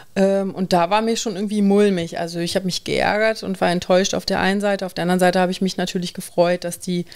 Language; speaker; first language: German; native; German